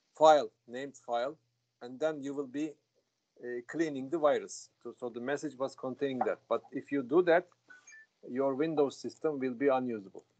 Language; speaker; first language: English; non-native, fluent; Turkish